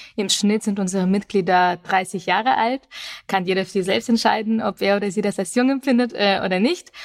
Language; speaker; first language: German; early bilingual, other home language; Russian